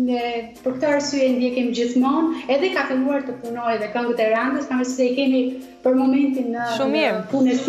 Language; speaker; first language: Albanian; native; Albanian